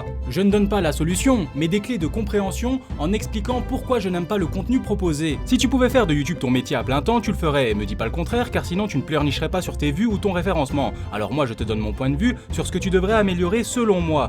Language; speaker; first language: French; native; French